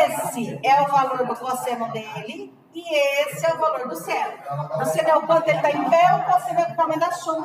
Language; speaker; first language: Portuguese; native; Portuguese